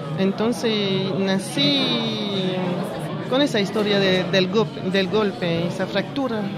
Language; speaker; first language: Spanish; early bilingual, heritage; French